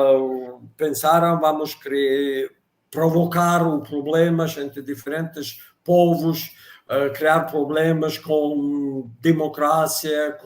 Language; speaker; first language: Portuguese; non-native, fluent; Russian